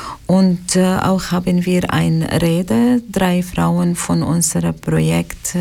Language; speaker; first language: German; non-native, learner; Arabic